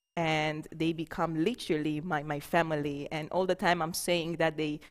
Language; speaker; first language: English; non-native, fluent; Romanian